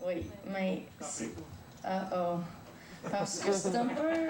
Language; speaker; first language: French; non-native, learner; English